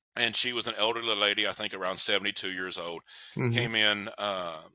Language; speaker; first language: English; native; English